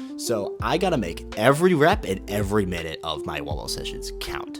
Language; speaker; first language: English; native; English